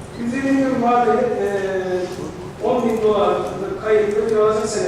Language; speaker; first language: Turkish; native; Turkish